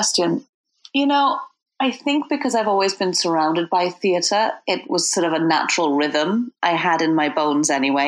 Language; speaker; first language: English; native; English